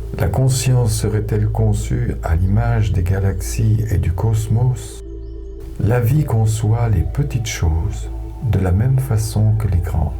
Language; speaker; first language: French; native; French